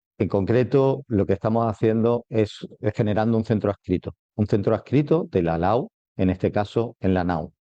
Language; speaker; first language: Spanish; native; Spanish